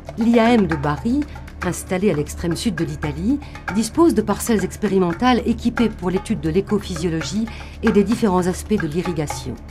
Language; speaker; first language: French; native; French